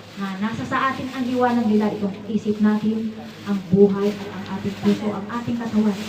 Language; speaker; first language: Filipino; non-native, local second language; Iloko